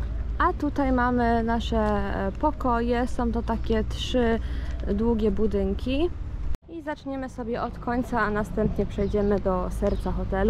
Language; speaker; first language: Polish; native; Polish